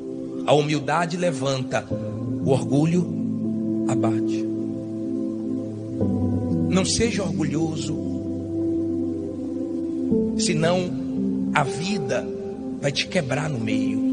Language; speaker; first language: Portuguese; native; Portuguese